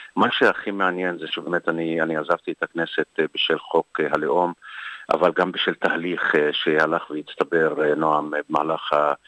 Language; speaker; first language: Hebrew; non-native, local second language; Arabic